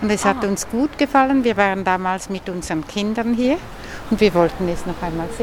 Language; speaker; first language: German; native; German